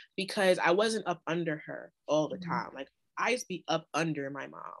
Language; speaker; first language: English; native; English